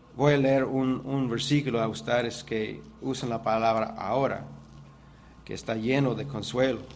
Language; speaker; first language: Spanish; non-native, fluent; English